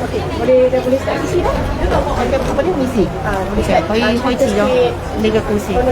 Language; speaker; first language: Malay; non-native, local second language; Cantonese